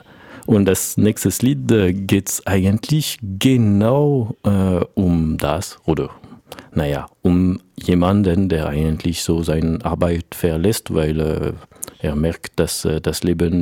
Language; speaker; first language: German; non-native, learner; French